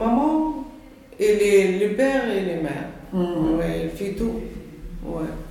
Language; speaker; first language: French; non-native, learner; Arabic